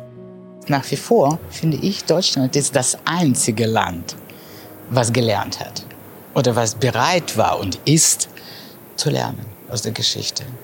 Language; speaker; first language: German; non-native, fluent; Russian